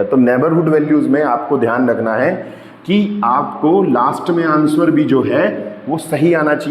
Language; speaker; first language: Hindi; native; Hindi